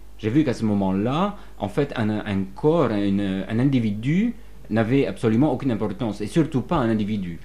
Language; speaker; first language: French; non-native, fluent; Polish